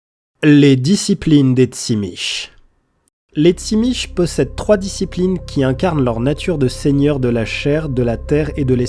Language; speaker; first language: French; native; French